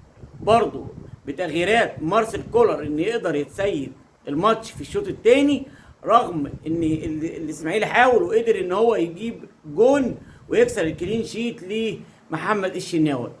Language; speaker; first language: Arabic; native; Arabic